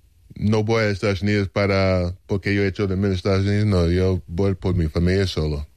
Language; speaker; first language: Spanish; non-native, fluent; English